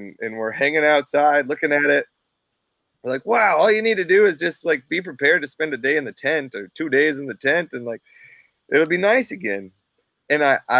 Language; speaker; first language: English; native; English